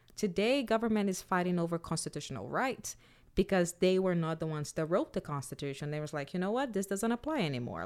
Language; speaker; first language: English; non-native, fluent; Portuguese